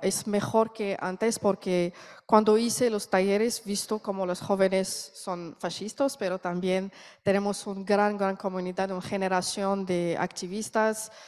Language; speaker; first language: Spanish; non-native, learner; Arabic